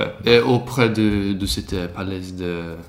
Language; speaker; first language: French; non-native, learner; Swedish